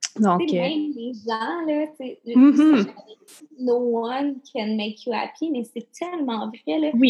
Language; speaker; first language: French; native; French